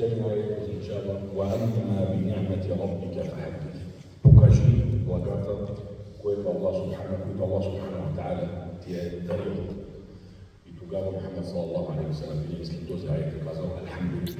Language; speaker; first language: Bulgarian; non-native, fluent; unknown